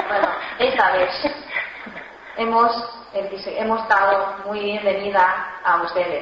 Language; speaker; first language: Spanish; non-native, fluent; Chinese